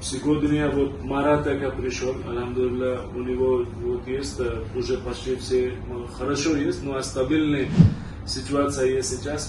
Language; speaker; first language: Russian; non-native, learner; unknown